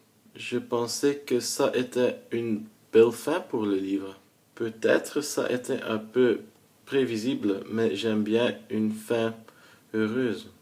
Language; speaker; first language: French; non-native, learner; Dutch